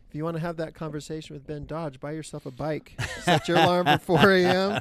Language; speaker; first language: English; native; English